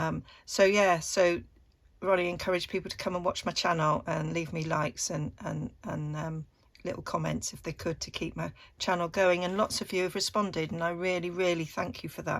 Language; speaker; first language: English; native; English